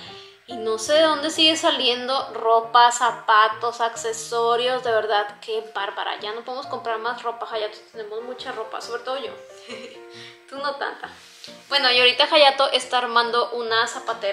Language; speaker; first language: Spanish; native; Spanish